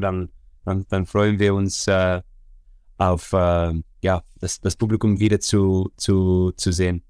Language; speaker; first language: German; non-native, learner; Dutch